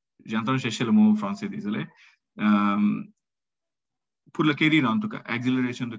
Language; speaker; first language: French; non-native, learner; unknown